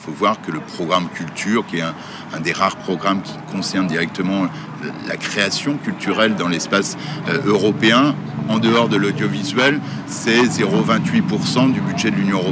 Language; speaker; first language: French; native; French